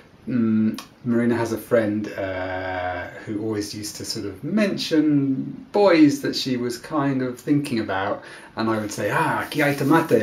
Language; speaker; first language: English; native; English